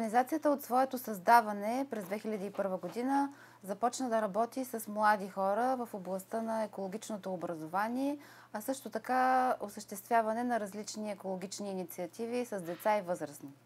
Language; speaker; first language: Bulgarian; native; Bulgarian